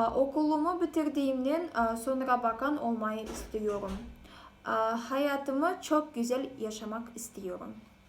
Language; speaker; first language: Turkish; non-native, learner; Kazakh